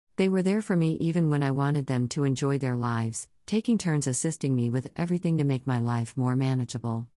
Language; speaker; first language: English; native; English